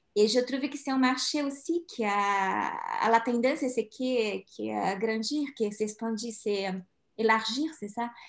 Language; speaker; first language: French; non-native, learner; Portuguese